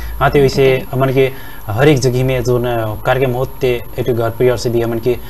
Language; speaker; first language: Bhojpuri; non-native, local second language; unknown